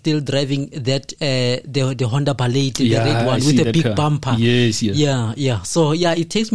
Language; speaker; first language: English; non-native, local second language; Zulu